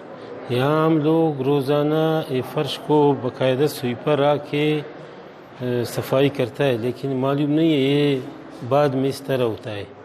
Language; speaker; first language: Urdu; non-native, local second language; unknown